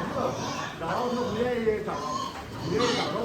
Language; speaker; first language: Chinese; native; Chinese